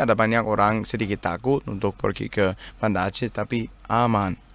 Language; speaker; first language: Indonesian; non-native, learner; Danish